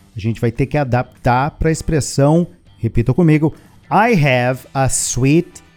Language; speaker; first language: Portuguese; native; Portuguese